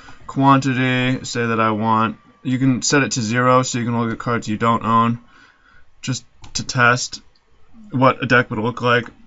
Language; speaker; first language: English; native; English